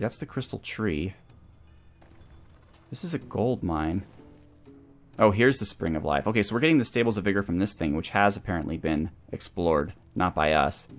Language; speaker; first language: English; native; English